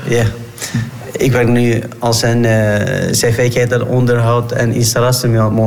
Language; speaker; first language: Dutch; non-native, learner; Turkish